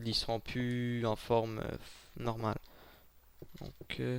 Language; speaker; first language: French; native; French